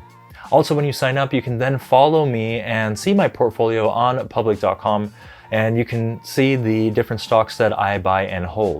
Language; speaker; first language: English; native; English